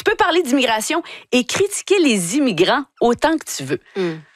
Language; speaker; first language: French; native; French